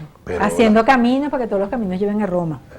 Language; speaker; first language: Spanish; native; Spanish